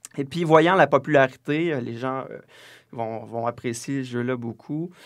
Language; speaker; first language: French; native; French